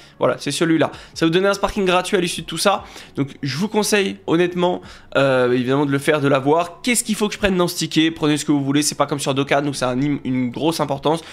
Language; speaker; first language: French; native; French